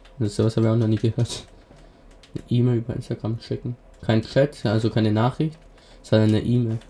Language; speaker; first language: German; native; German